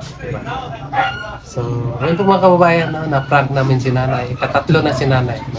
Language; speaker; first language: Filipino; non-native, local second language; Cebuano